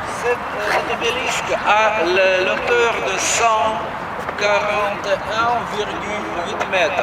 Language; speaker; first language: French; non-native, fluent; Russian